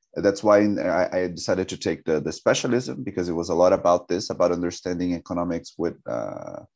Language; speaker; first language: English; non-native, fluent; Portuguese